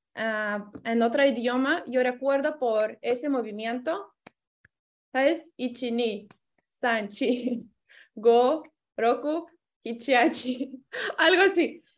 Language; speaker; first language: Spanish; non-native, fluent; Lithuanian